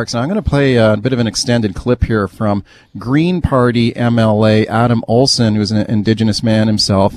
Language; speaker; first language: English; native; English